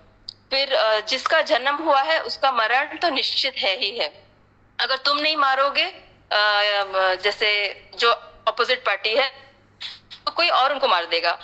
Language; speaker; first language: Hindi; native; Hindi